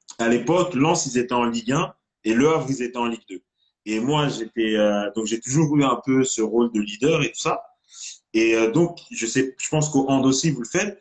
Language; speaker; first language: French; native; French